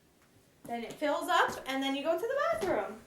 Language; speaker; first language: English; native; English